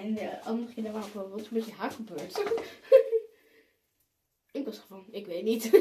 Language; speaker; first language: Dutch; early bilingual, other home language; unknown